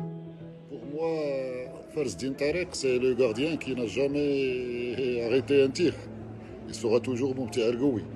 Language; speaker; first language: French; non-native, local second language; Arabic